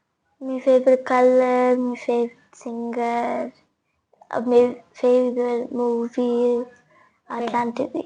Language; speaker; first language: Telugu; early bilingual, heritage; Telugu